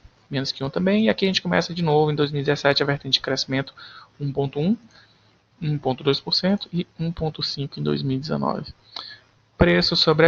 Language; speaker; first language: Portuguese; native; Portuguese